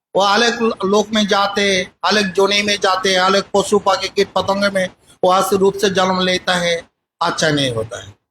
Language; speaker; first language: Hindi; non-native, local second language; Bangla